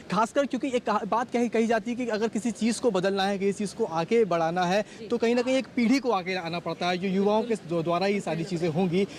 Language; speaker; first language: Hindi; native; Hindi